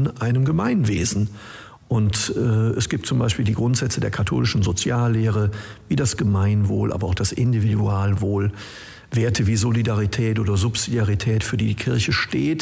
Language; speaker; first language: German; native; German